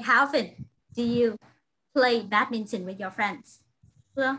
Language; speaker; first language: English; non-native, fluent; Vietnamese